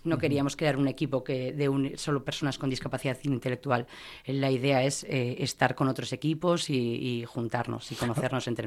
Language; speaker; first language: Spanish; native; Spanish